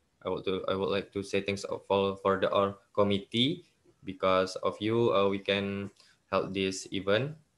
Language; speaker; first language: English; non-native, learner; Indonesian